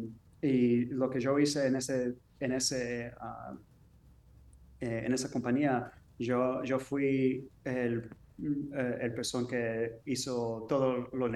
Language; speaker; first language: Spanish; early bilingual, heritage; English